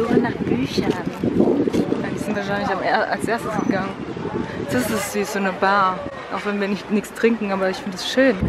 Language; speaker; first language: German; native; German